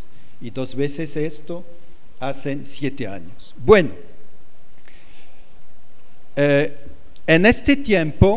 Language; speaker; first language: Spanish; non-native, fluent; French